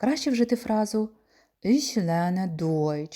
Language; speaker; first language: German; non-native, fluent; Ukrainian